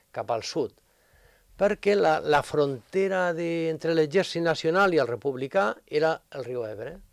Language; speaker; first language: Catalan; native; Catalan